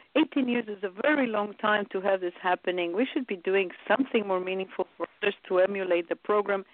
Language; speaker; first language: English; early bilingual, other home language; Romanian